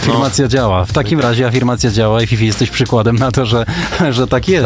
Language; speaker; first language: Polish; native; Polish